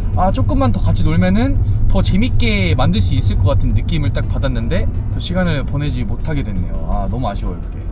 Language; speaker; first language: Korean; native; Korean